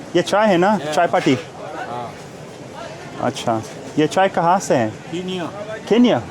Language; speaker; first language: Hindi; non-native, learner; English